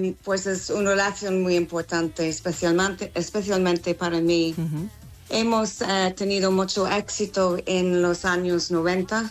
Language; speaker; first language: Spanish; non-native, fluent; English